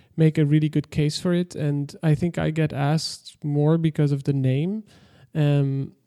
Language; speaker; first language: English; non-native, fluent; Dutch